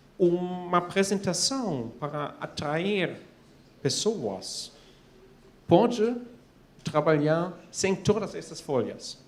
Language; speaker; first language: Portuguese; non-native, fluent; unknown